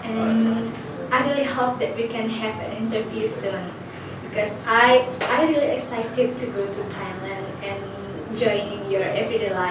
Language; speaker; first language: English; non-native, learner; Indonesian